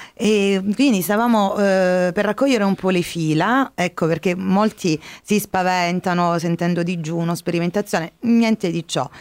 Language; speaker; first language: Italian; native; Italian